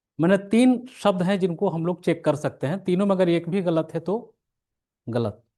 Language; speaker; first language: Hindi; native; Hindi